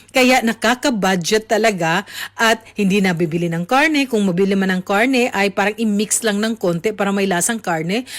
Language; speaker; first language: Filipino; native; Filipino